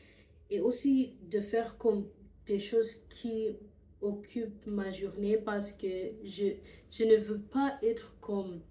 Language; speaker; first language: French; non-native, learner; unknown